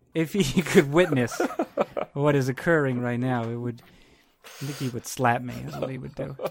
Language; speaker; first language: English; early bilingual, other home language; Italian